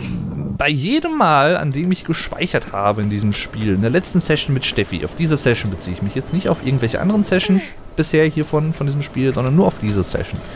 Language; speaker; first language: German; native; German